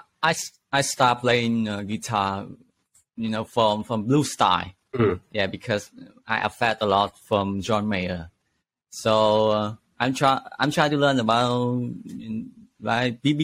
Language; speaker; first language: English; non-native, learner; Vietnamese